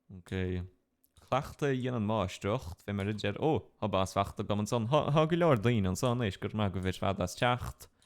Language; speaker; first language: Irish; non-native, local second language; English